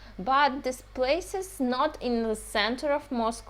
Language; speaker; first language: English; non-native, fluent; Russian